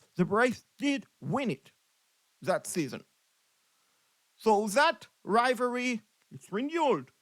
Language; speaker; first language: English; non-native, fluent; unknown